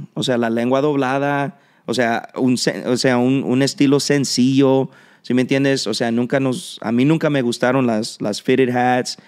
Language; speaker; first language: Spanish; early bilingual, heritage; Spanish